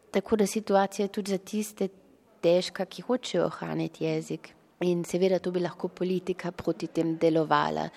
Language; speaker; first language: Slovenian; early bilingual, heritage; Slovenian